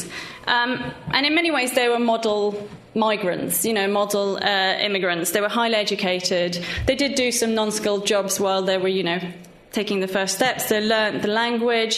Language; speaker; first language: English; non-native, fluent; Swedish